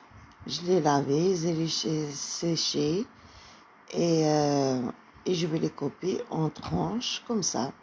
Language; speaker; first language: French; non-native, fluent; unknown